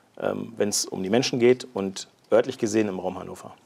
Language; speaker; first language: German; native; German